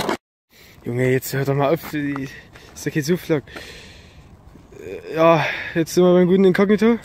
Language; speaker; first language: German; native; German